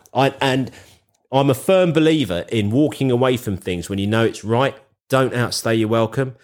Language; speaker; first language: English; native; English